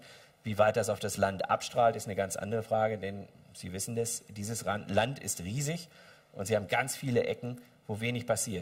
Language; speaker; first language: German; native; German